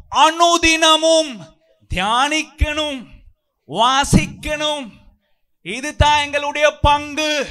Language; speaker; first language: Tamil; non-native, local second language; Sinhala